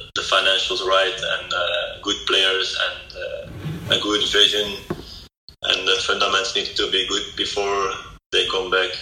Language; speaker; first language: English; non-native, fluent; Dutch